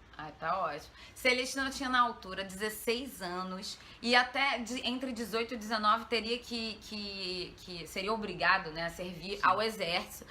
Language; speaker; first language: Portuguese; native; Portuguese